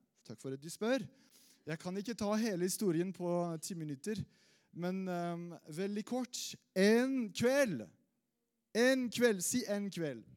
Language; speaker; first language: Norwegian; non-native, fluent; French